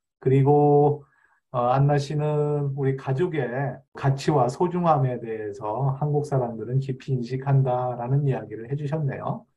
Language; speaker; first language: Korean; native; Korean